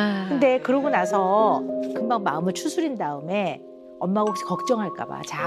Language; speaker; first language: Korean; native; Korean